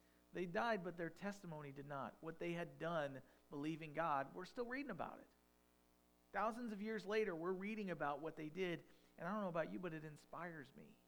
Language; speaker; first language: English; native; English